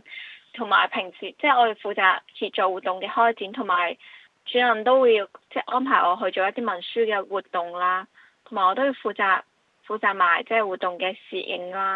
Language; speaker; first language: Chinese; non-native, local second language; Cantonese